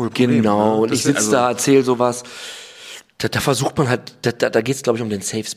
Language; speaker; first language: German; native; German